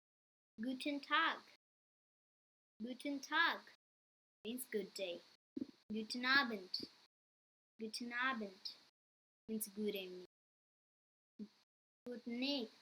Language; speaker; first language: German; non-native, learner; English